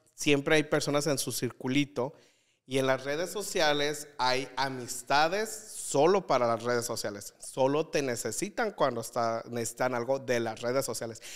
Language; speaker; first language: Spanish; native; Spanish